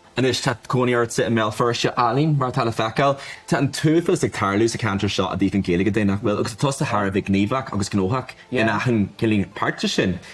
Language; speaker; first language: Irish; native; Irish